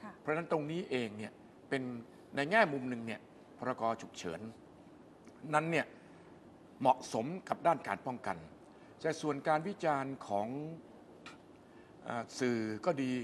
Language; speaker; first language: Thai; native; Thai